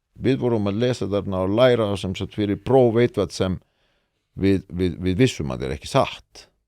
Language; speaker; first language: Icelandic; non-native, fluent; Estonian